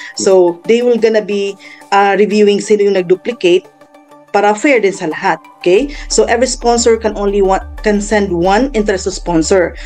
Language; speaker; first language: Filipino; non-native, local second language; Cebuano